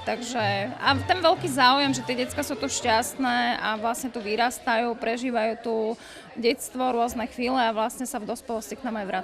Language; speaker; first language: Slovak; native; Slovak